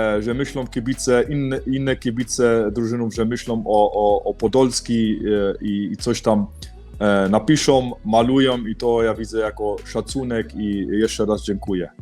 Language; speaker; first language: Polish; early bilingual, heritage; Polish